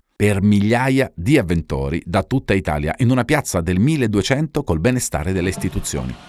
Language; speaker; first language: Italian; native; Italian